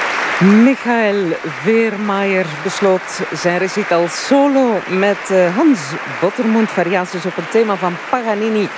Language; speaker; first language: Dutch; native; Dutch